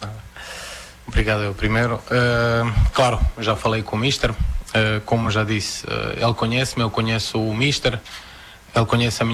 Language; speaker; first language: Portuguese; non-native, fluent; Croatian